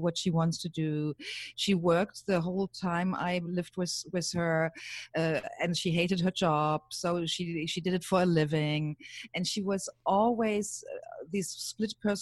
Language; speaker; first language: English; non-native, fluent; German